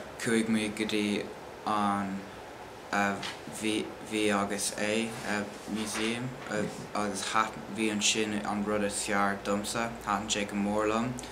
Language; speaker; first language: Irish; non-native, local second language; English